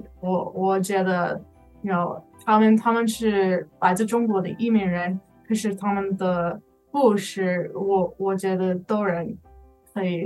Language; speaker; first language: Chinese; non-native, learner; English